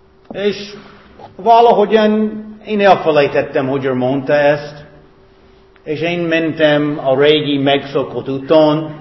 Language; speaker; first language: Hungarian; non-native, fluent; English